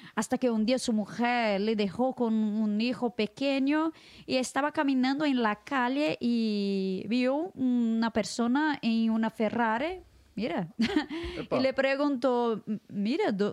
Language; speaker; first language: Spanish; non-native, fluent; Portuguese